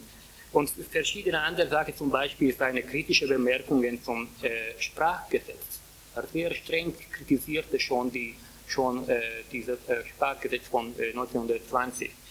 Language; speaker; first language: German; non-native, fluent; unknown